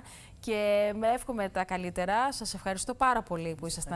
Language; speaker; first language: Greek; native; Greek